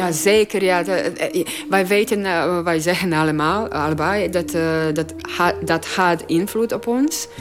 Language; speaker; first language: Dutch; non-native, learner; Croatian